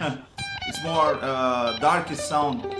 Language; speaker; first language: English; non-native, learner; Portuguese